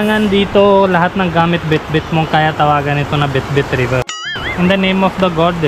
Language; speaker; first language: Filipino; non-native, learner; Punjabi